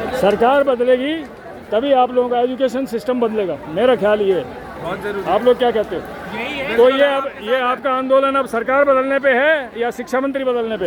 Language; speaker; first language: Hindi; native; Hindi